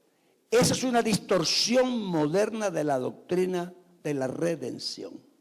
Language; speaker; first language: Spanish; native; Spanish